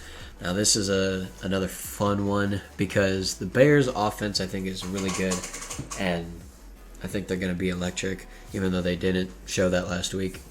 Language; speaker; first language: English; native; English